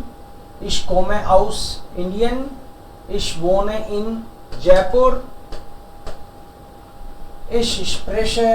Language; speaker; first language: German; non-native, learner; Hindi